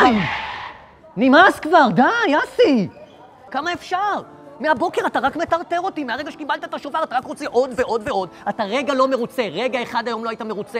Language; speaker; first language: Hebrew; native; Hebrew